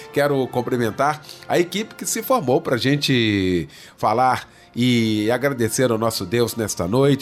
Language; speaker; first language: Portuguese; native; Portuguese